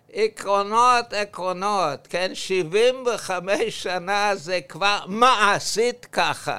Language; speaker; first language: Hebrew; non-native, fluent; English